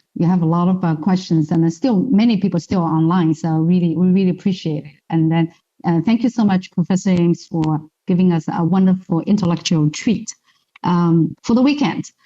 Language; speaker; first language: English; non-native, fluent; Chinese